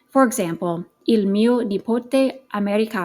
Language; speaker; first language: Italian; non-native, fluent; English